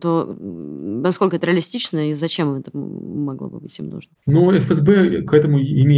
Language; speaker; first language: Russian; native; Russian